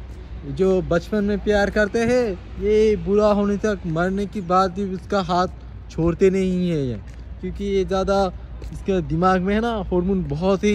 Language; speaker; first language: Hindi; non-native, learner; Bangla